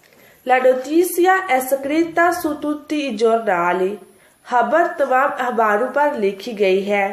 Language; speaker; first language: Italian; non-native, fluent; Urdu